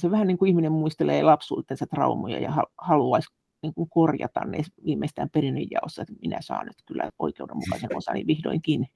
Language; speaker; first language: Finnish; native; Finnish